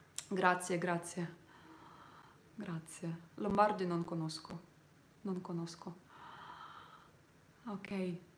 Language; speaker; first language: Italian; non-native, fluent; Russian